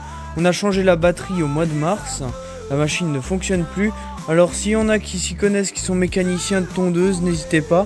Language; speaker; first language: French; native; French